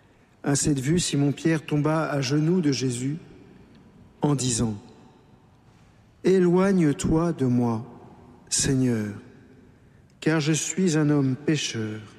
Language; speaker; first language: French; native; French